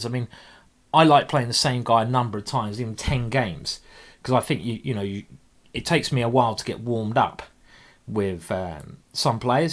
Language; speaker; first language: English; native; English